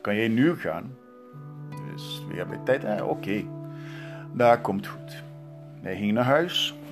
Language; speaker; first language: Dutch; non-native, learner; Portuguese